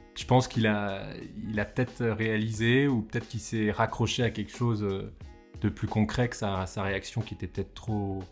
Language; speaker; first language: French; native; French